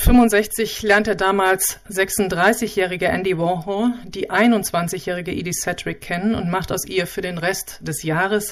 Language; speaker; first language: German; native; German